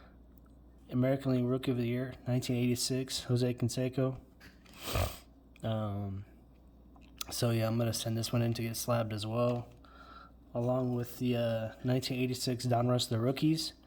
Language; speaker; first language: English; native; English